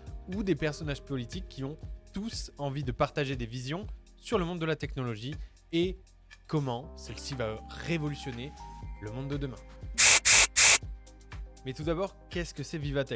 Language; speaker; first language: French; native; French